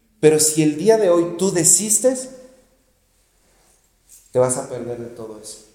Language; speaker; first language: Spanish; native; Spanish